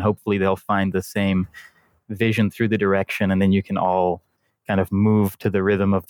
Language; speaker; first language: English; non-native, fluent; Dutch